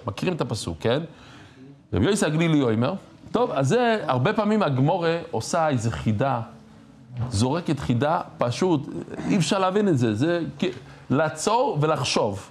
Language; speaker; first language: Hebrew; non-native, fluent; English